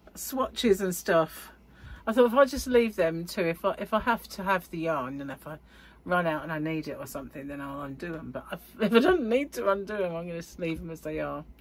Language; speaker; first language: English; native; English